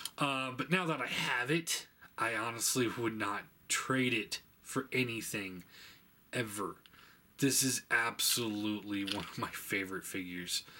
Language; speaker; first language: English; native; English